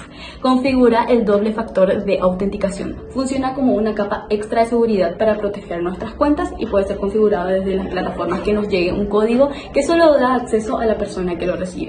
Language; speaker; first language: Spanish; native; Spanish